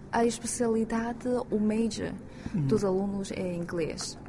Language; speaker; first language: Portuguese; non-native, fluent; Chinese